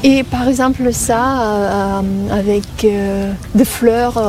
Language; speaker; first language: French; non-native, fluent; Russian